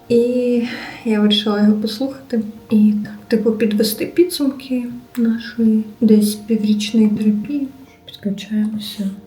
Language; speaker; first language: Ukrainian; native; Ukrainian